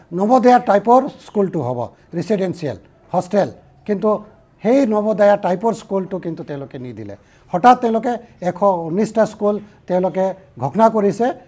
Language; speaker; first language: Assamese; non-native, local second language; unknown